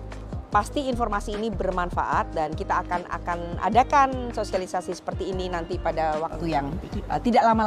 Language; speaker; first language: Indonesian; native; Indonesian